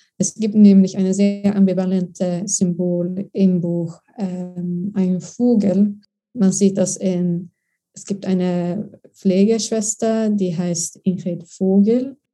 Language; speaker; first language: German; non-native, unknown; Swedish